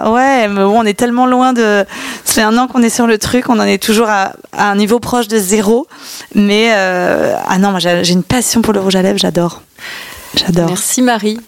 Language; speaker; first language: French; native; French